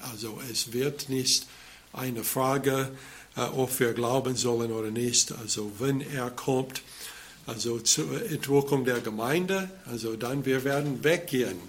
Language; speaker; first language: German; non-native, fluent; English